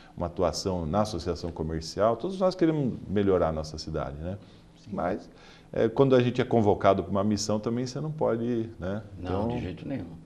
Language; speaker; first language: Portuguese; native; Portuguese